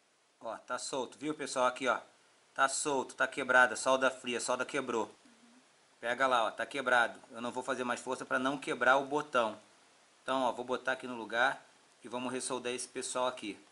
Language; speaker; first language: Portuguese; native; Portuguese